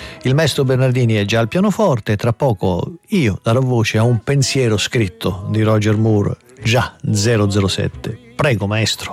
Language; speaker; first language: Italian; native; Italian